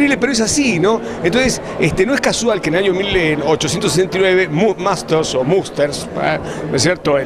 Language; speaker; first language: Spanish; native; Spanish